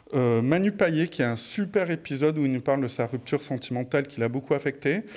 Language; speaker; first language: French; native; French